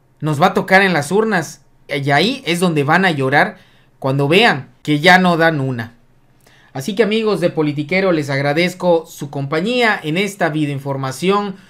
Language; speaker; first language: Spanish; native; Spanish